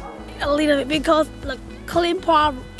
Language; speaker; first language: English; non-native, learner; Chinese